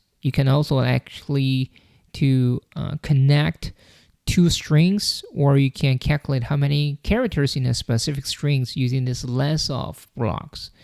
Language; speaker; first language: English; non-native, fluent; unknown